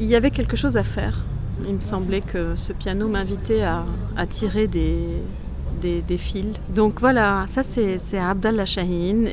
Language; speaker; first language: French; non-native, local second language; Arabic